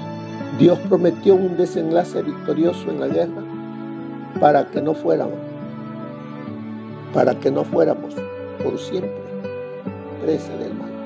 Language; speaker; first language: Spanish; native; Spanish